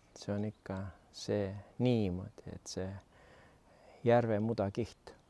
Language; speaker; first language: Estonian; non-native, local second language; Russian